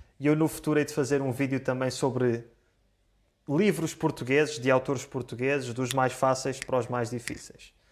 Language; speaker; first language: Portuguese; native; Portuguese